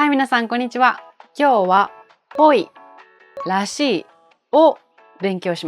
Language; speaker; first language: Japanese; native; Japanese